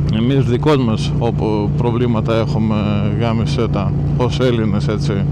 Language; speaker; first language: Greek; early bilingual, heritage; Greek